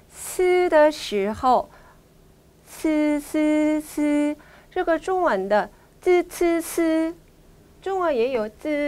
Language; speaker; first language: Chinese; non-native, fluent; Korean